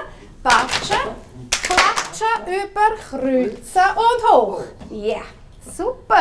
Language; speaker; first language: German; native; German